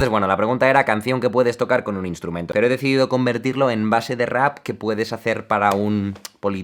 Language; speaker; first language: Spanish; native; Spanish